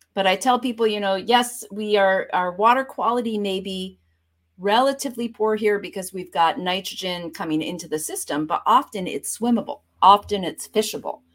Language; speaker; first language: English; native; English